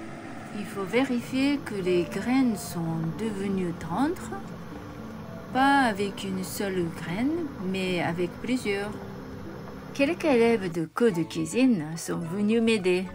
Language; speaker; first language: French; non-native, fluent; Japanese